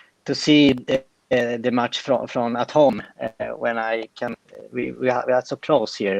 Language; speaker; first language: English; non-native, fluent; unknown